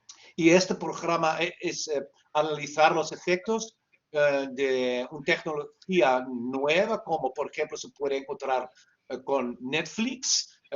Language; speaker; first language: Spanish; non-native, learner; Dutch